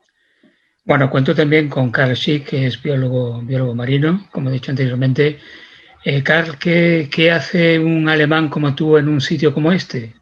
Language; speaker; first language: Spanish; native; Spanish